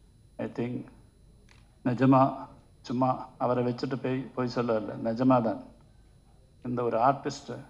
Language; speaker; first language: Tamil; non-native, learner; Malayalam